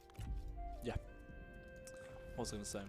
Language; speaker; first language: English; native; English